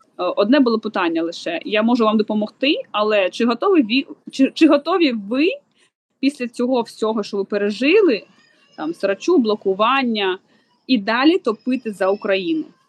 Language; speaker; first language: Ukrainian; non-native, local second language; Russian